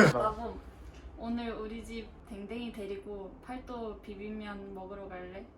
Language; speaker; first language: Korean; early bilingual, other home language; Russian